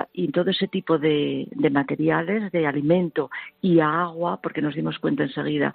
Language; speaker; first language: Spanish; native; Spanish